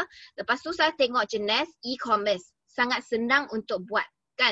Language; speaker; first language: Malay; non-native, local second language; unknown